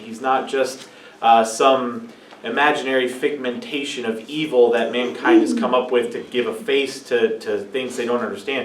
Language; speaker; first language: English; native; English